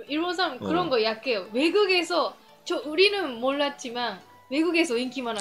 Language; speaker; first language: Korean; non-native, fluent; Japanese